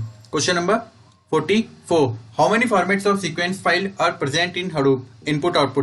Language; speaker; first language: English; non-native, local second language; Hindi